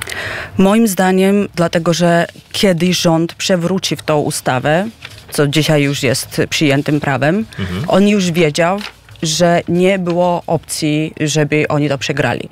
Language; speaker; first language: Polish; non-native, fluent; Georgian